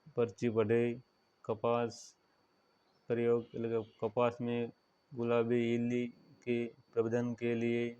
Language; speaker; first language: Hindi; non-native, local second language; Gujarati